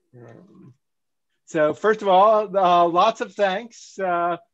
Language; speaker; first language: English; native; English